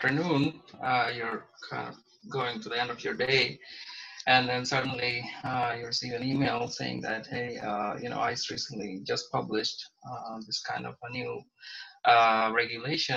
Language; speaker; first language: English; non-native, local second language; Bangla